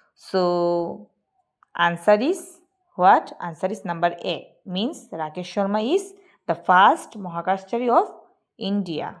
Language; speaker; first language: English; non-native, local second language; Bangla